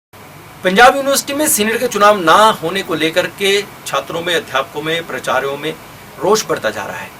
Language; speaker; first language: Hindi; native; Hindi